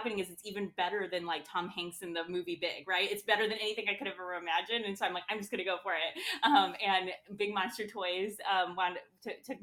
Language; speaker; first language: English; native; English